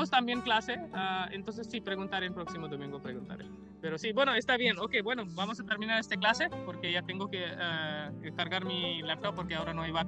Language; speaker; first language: Spanish; non-native, learner; Hindi